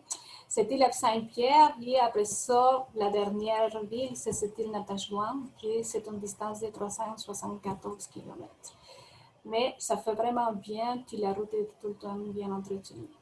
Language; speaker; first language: French; non-native, fluent; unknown